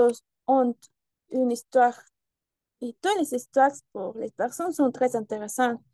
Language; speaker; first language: French; non-native, learner; Spanish